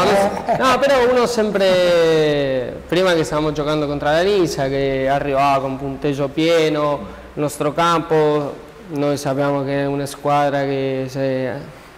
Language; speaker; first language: Italian; non-native, learner; Spanish